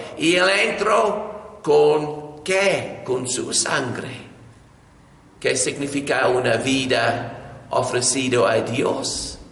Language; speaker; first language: Spanish; non-native, learner; English